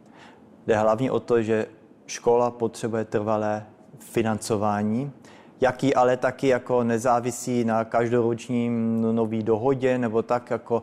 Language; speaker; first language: Czech; early bilingual, heritage; Czech